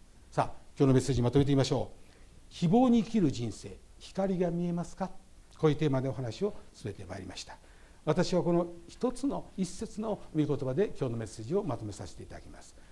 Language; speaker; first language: Japanese; native; Japanese